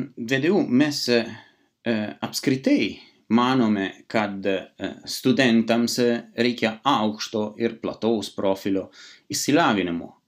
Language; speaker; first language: Lithuanian; non-native, fluent; Italian